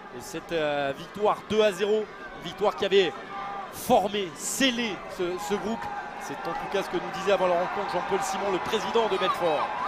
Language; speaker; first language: French; native; French